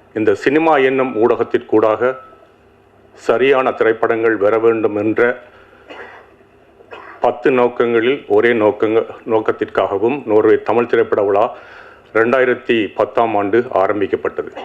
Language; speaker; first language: Tamil; native; Tamil